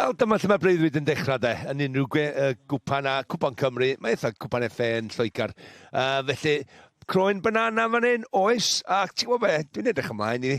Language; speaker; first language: Welsh; native; Welsh